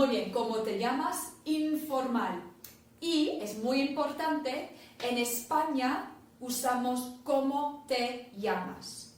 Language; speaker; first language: Spanish; non-native, fluent; English